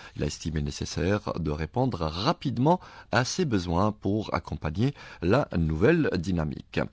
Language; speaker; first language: French; non-native, local second language; Arabic